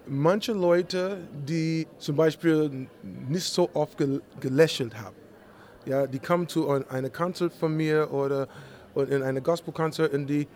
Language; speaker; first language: German; non-native, learner; English